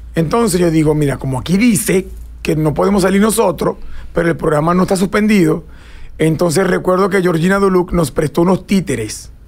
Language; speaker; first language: Spanish; native; Spanish